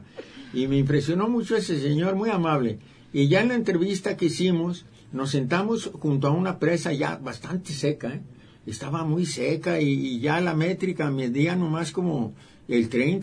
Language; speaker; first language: Spanish; native; Spanish